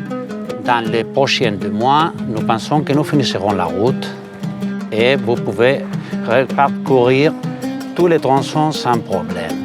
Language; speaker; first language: French; non-native, fluent; Spanish